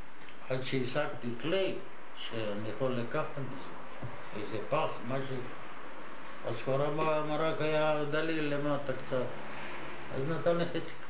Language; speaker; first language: Hebrew; non-native, fluent; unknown